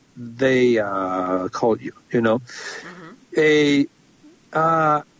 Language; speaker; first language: English; non-native, fluent; Spanish